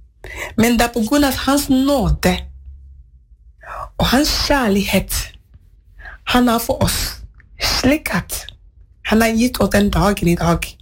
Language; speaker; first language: Norwegian; non-native, fluent; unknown